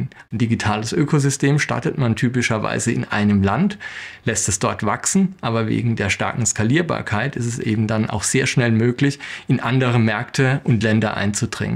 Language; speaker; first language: German; native; German